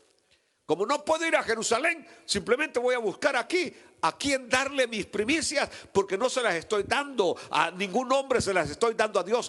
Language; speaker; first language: Spanish; native; Spanish